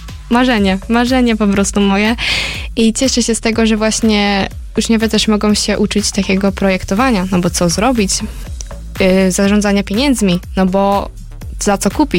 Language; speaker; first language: Polish; native; Polish